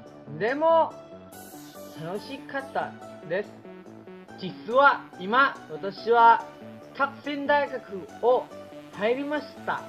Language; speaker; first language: Japanese; non-native, learner; Thai